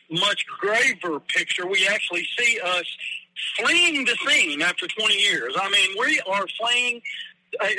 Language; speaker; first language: English; native; English